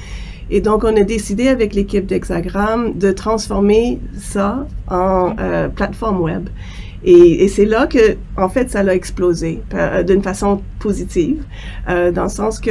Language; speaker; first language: French; native; French